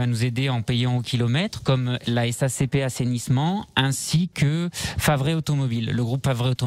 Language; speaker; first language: French; native; French